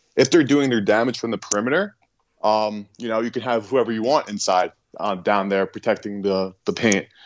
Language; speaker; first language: English; native; English